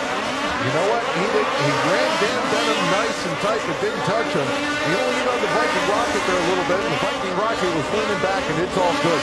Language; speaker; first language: English; native; English